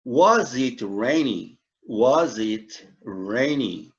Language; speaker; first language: English; non-native, fluent; Portuguese